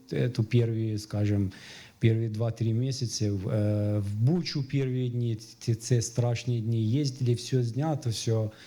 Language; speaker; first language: Ukrainian; non-native, fluent; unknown